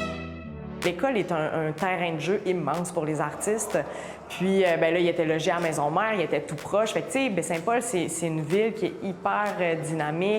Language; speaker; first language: French; native; French